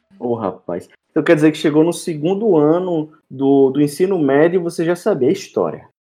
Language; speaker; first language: Portuguese; native; Portuguese